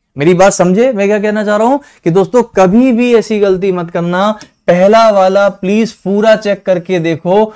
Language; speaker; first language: Hindi; native; Hindi